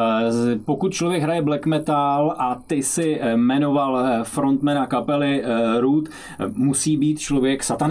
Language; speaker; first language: Czech; native; Czech